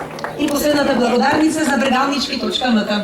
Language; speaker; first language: Macedonian; native; Macedonian